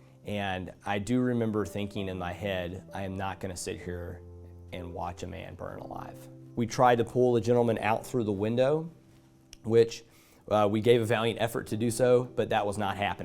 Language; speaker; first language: English; native; English